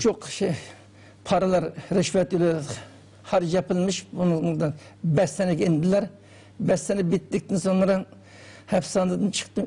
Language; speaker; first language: Turkish; non-native, learner; Uyghur